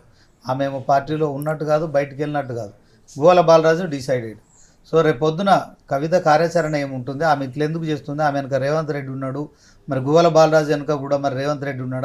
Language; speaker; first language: Telugu; native; Telugu